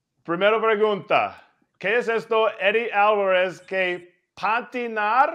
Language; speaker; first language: Spanish; non-native, learner; English